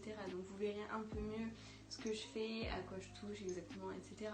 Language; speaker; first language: French; native; French